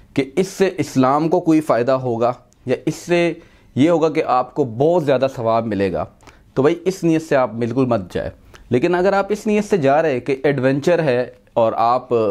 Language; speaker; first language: Urdu; non-native, local second language; Punjabi